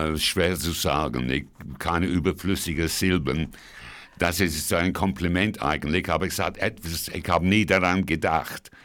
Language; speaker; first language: German; non-native, fluent; English